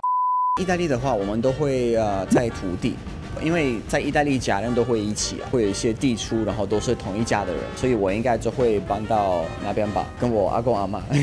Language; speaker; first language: Chinese; non-native, fluent; Italian